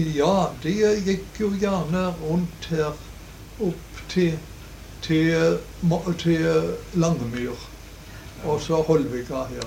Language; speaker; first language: Norwegian; native; Norwegian